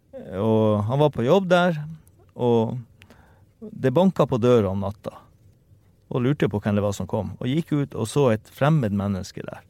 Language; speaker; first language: Norwegian; native; Norwegian